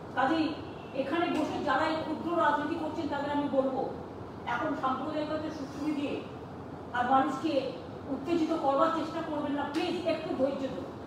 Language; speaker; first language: Bangla; native; Bangla